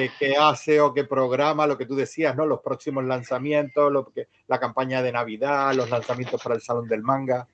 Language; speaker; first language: Spanish; native; Spanish